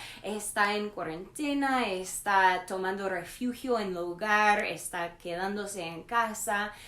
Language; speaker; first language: Spanish; non-native, learner; English